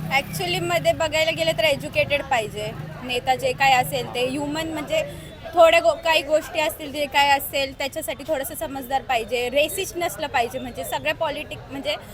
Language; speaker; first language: Marathi; native; Marathi